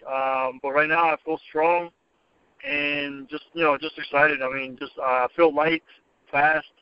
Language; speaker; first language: English; native; English